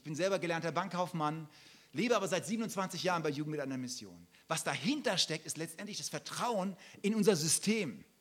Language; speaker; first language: German; native; German